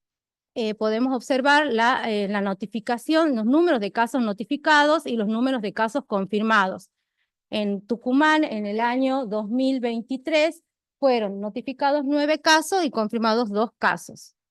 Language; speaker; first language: Spanish; native; Spanish